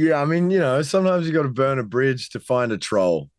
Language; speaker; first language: English; native; English